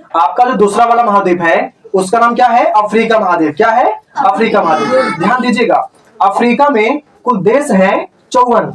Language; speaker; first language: Hindi; native; Hindi